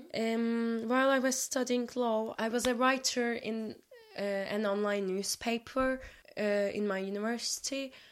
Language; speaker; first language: English; non-native, fluent; Turkish